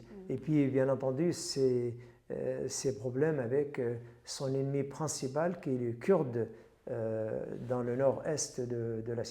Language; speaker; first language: French; non-native, fluent; Arabic